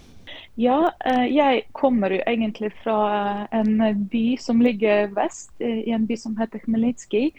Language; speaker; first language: Norwegian; non-native, fluent; Ukrainian